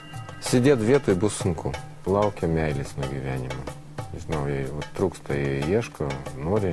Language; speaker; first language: Lithuanian; non-native, learner; Russian